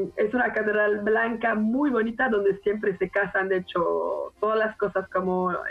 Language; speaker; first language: Spanish; non-native, fluent; French